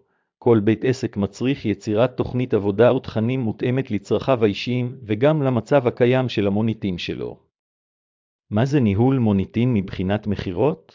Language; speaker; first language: Hebrew; native; Hebrew